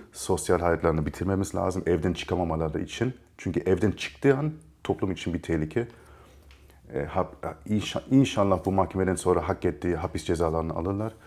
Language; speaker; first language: Turkish; early bilingual, heritage; Turkish